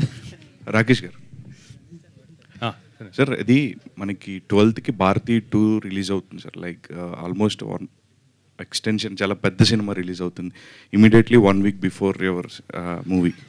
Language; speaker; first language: Telugu; native; Telugu